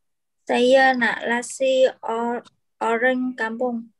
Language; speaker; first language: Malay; non-native, learner; Vietnamese